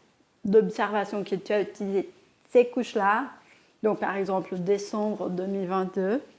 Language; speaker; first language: French; non-native, fluent; Portuguese